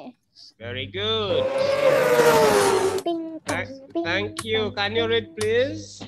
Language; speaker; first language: English; non-native, fluent; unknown